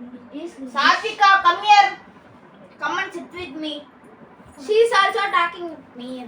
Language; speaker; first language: English; non-native, local second language; Tamil